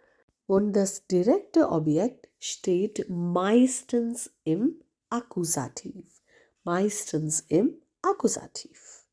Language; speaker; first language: German; non-native, fluent; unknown